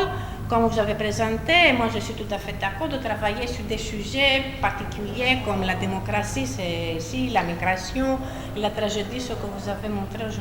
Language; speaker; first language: French; non-native, fluent; Greek